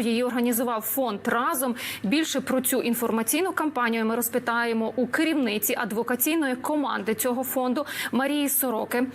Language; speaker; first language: Ukrainian; native; Ukrainian